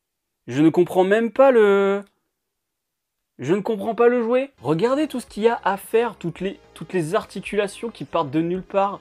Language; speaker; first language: French; native; French